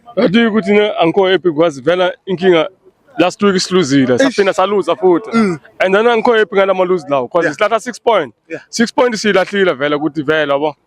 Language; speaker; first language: Zulu; non-native, local second language; Swati